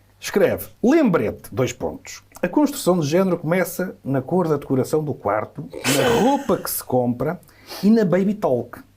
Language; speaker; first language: Portuguese; native; Portuguese